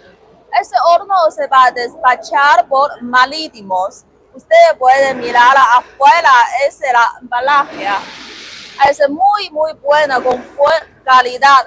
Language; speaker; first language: Spanish; non-native, learner; Chinese